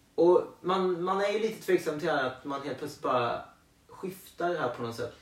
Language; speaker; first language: Swedish; native; Swedish